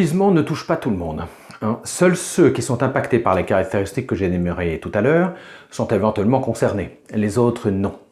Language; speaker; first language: French; native; French